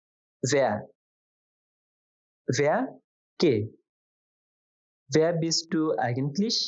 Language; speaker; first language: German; non-native, fluent; Bangla